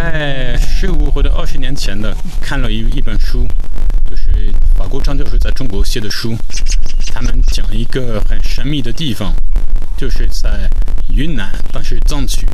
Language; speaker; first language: Chinese; non-native, fluent; French